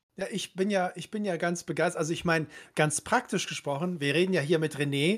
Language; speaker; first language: German; native; German